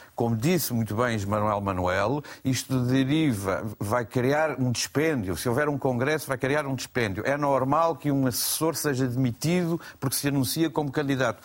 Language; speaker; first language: Portuguese; native; Portuguese